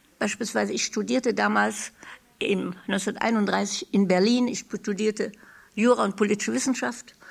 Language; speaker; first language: German; native; German